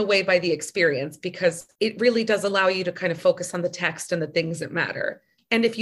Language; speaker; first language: English; native; English